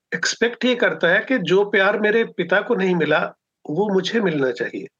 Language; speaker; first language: Hindi; non-native, local second language; Punjabi